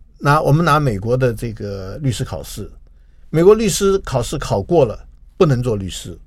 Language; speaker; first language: Chinese; native; Chinese